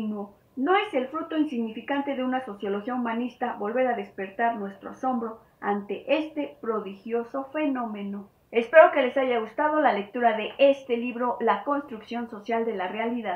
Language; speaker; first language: Spanish; native; Spanish